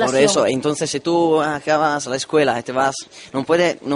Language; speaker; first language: Spanish; non-native, learner; Italian